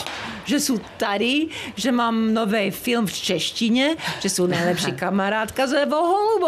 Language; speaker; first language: Czech; early bilingual, heritage; Czech